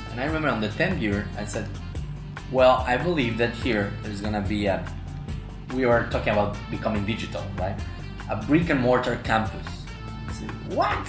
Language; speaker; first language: English; non-native, fluent; Spanish